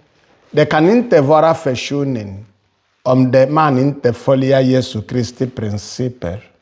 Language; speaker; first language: Swedish; non-native, fluent; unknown